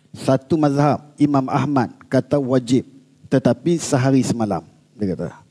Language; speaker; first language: Malay; native; Malay